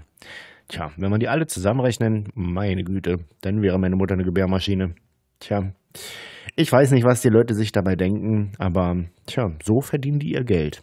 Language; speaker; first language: German; native; German